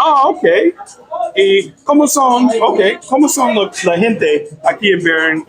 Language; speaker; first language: Spanish; non-native, learner; English